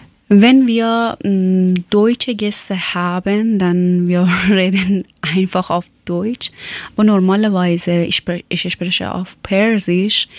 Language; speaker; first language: German; non-native, learner; Persian